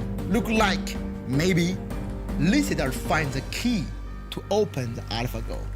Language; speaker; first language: English; non-native, learner; Chinese